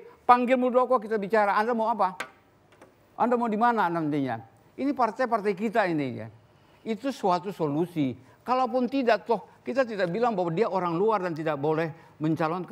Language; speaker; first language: Indonesian; native; Indonesian